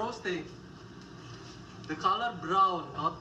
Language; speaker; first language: English; non-native, learner; Indonesian